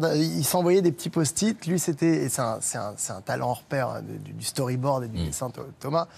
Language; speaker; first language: French; native; French